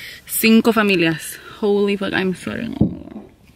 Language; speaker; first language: English; early bilingual, other home language; Spanish